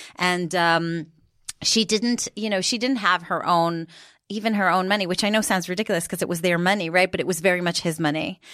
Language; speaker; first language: English; non-native, fluent; Hebrew